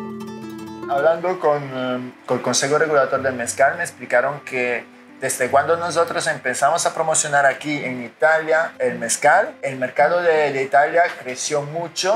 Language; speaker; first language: Spanish; non-native, fluent; Italian